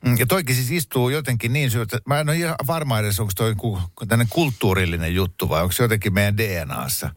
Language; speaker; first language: Finnish; native; Finnish